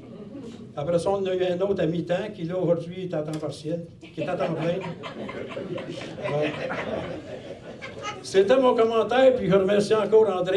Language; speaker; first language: French; native; French